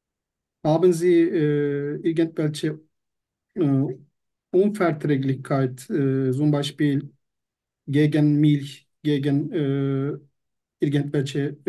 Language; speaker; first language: German; non-native, learner; Turkish